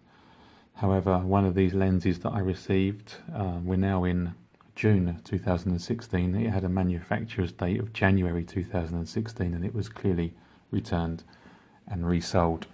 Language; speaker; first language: English; native; English